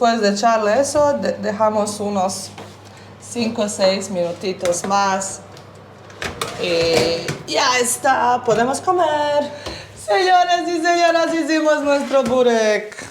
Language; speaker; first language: Spanish; early bilingual, heritage; Bosnian